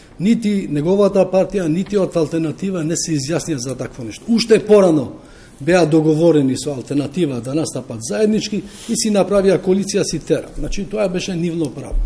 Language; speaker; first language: Macedonian; non-native, local second language; Albanian